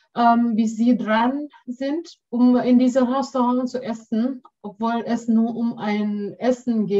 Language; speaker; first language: German; non-native, learner; Indonesian